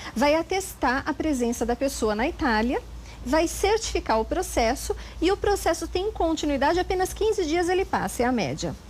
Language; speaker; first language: Portuguese; native; Portuguese